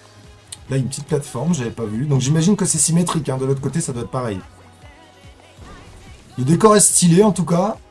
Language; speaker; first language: French; native; French